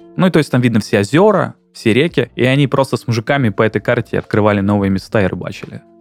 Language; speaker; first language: Russian; native; Russian